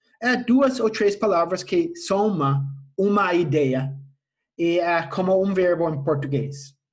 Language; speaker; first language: Portuguese; non-native, fluent; English